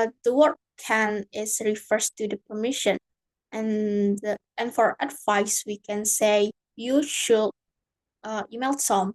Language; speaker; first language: English; non-native, learner; Indonesian